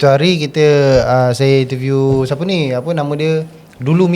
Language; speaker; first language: Malay; native; Malay